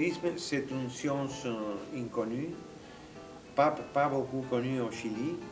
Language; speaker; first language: French; non-native, fluent; Spanish